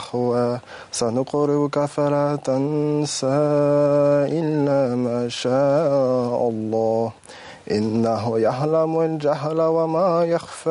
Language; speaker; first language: Arabic; non-native, learner; French